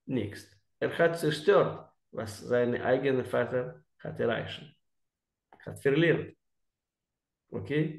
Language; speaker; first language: German; non-native, learner; Russian